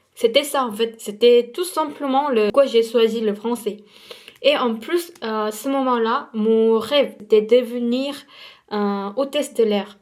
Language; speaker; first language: French; non-native, fluent; Korean